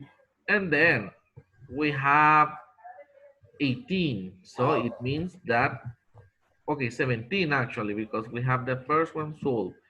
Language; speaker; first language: English; non-native, fluent; Spanish